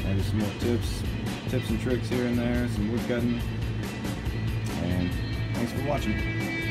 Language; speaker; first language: English; native; English